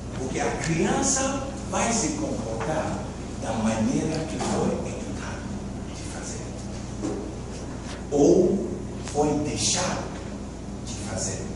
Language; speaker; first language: Portuguese; non-native, fluent; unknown